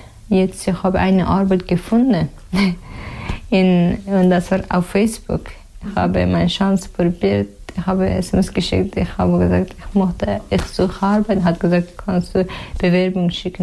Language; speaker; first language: German; non-native, learner; Persian